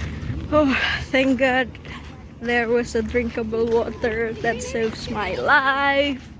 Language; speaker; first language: English; non-native, learner; Indonesian